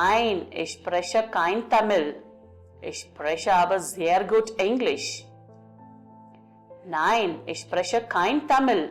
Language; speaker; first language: German; non-native, fluent; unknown